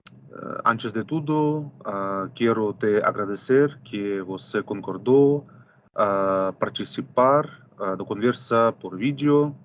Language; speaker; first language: Portuguese; non-native, fluent; Russian